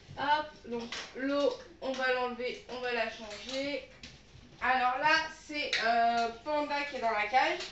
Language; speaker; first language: French; native; French